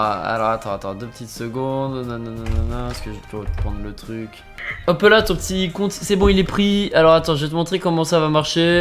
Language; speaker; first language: French; native; French